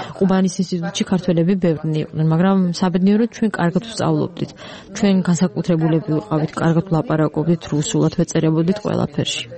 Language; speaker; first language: Georgian; non-native, local second language; Abkhazian